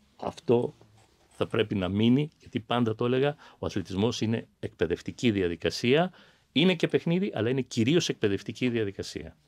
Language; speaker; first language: Greek; native; Greek